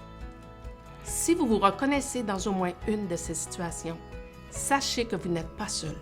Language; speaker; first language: French; native; French